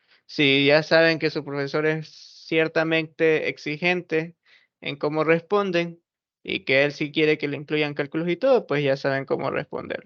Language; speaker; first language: Spanish; native; Spanish